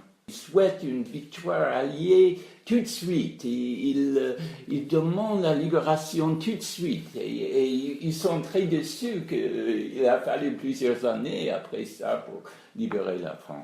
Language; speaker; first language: French; non-native, fluent; English